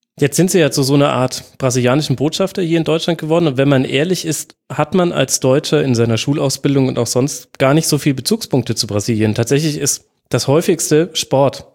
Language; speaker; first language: German; native; German